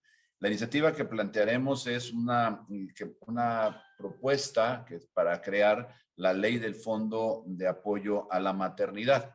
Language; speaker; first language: Spanish; native; Spanish